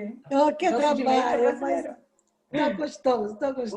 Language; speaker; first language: Portuguese; non-native, fluent; Dutch